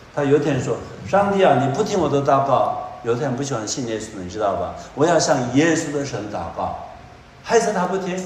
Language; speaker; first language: Chinese; non-native, fluent; Korean